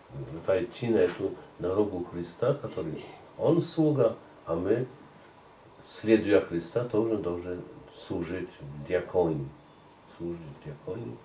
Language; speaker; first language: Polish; non-native, learner; Russian